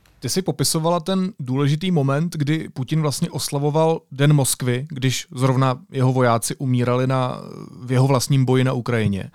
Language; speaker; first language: Czech; native; Czech